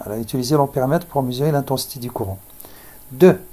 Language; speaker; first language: French; non-native, local second language; Arabic